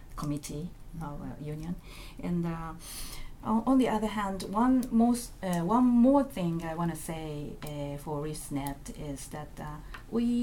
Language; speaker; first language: English; non-native, learner; Japanese